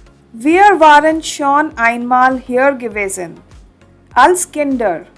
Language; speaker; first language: German; non-native, fluent; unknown